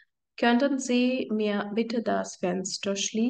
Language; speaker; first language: German; non-native, fluent; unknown